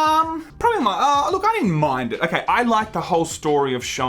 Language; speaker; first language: English; native; English